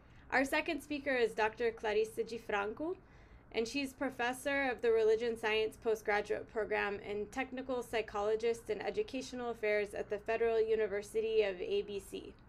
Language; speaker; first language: English; native; English